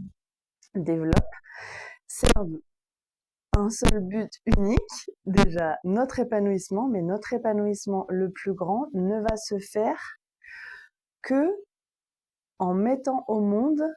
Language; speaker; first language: French; native; French